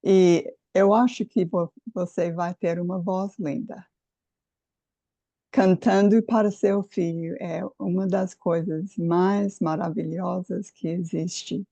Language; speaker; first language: Portuguese; non-native, fluent; English